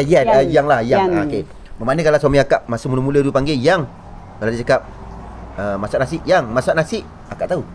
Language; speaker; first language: Malay; native; Malay